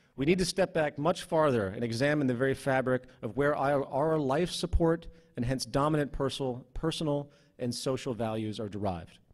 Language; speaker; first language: English; native; English